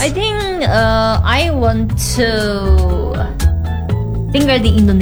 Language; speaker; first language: English; non-native, learner; Korean